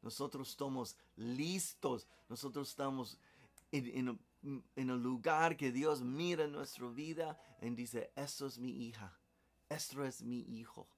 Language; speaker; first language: Spanish; non-native, learner; English